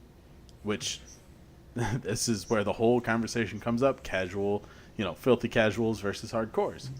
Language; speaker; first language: English; native; English